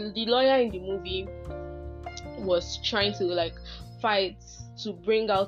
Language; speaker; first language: English; non-native, local second language; Yoruba